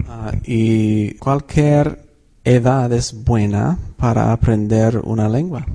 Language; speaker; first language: Spanish; non-native, fluent; English